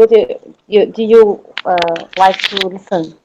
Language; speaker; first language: English; non-native, learner; Arabic